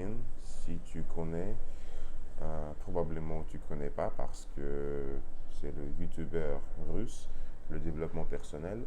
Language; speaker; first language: French; non-native, learner; Russian